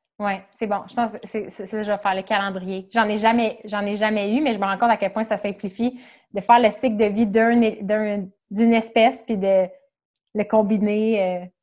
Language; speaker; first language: French; native; French